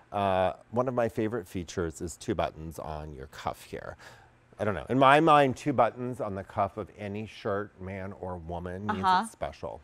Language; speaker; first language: English; native; English